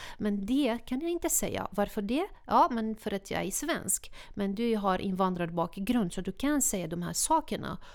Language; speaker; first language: Swedish; non-native, fluent; Arabic